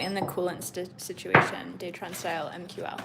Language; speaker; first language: English; native; English